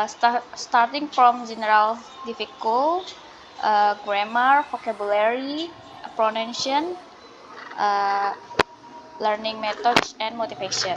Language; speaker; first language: English; non-native, learner; Indonesian